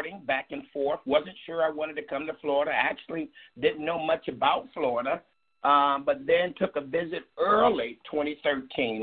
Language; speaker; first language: English; native; English